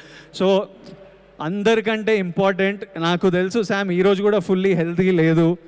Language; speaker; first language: Telugu; native; Telugu